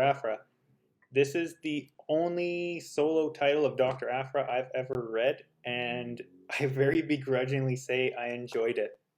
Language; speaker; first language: English; native; English